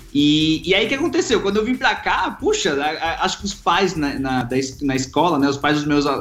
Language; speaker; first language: Portuguese; early bilingual, other home language; Spanish